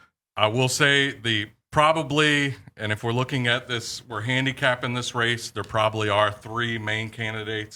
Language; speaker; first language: English; native; English